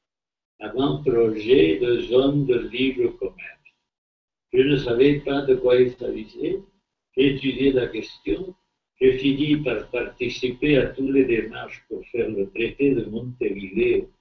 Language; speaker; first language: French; non-native, fluent; Spanish